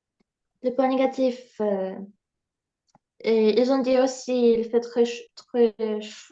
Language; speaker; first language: French; non-native, learner; Ukrainian